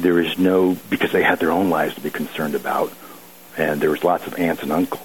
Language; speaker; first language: English; native; English